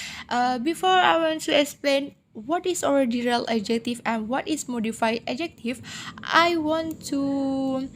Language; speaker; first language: English; non-native, learner; Indonesian